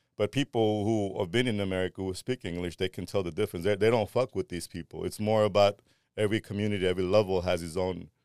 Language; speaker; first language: English; early bilingual, other home language; Armenian